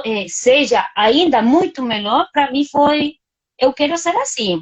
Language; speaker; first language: Portuguese; non-native, fluent; Spanish